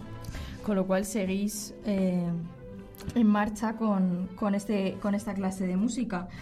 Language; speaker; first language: Spanish; native; Spanish